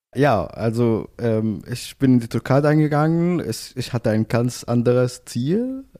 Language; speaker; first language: German; non-native, fluent; Arabic